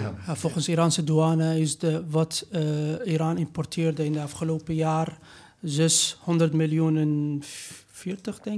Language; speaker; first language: Dutch; non-native, fluent; Persian